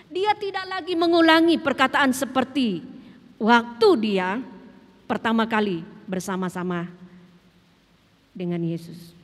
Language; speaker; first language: Indonesian; native; Indonesian